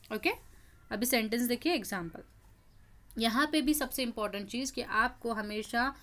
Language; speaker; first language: Hindi; non-native, local second language; Marathi